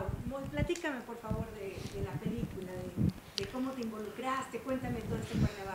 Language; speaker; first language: Spanish; native; Spanish